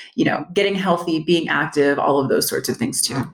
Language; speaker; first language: English; native; English